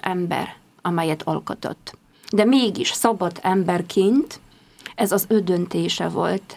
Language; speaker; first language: Hungarian; non-native, fluent; Polish